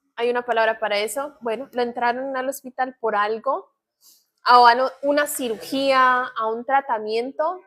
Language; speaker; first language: Spanish; non-native, fluent; English